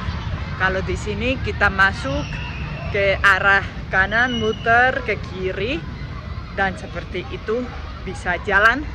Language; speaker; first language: Indonesian; non-native, fluent; Spanish